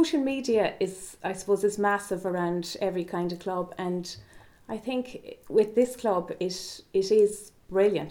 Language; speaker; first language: English; native; English